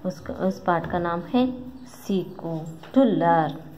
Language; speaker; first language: Hindi; non-native, local second language; Kannada